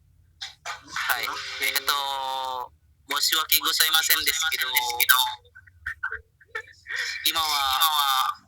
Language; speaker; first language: Japanese; non-native, learner; Indonesian